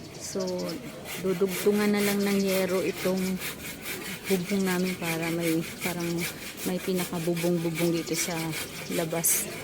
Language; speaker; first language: Filipino; native; Filipino